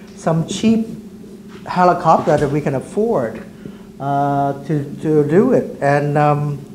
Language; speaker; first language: English; early bilingual, other home language; Vietnamese